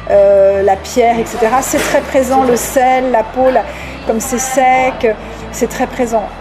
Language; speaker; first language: French; native; French